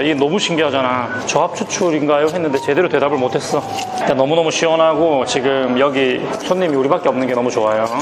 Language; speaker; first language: Korean; native; Korean